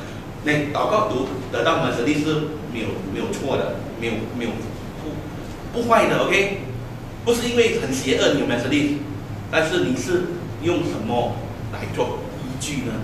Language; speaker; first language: Chinese; native; Chinese